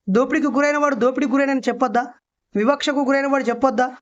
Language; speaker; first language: Telugu; native; Telugu